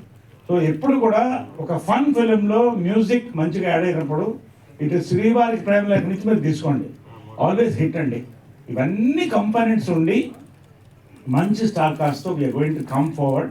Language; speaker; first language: Telugu; native; Telugu